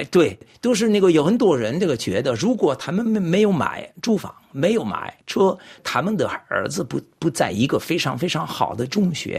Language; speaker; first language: Chinese; non-native, fluent; French